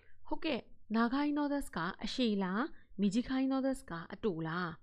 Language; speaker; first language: Japanese; non-native, fluent; Burmese